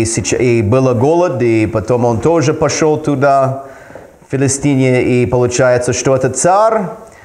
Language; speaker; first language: Russian; non-native, fluent; English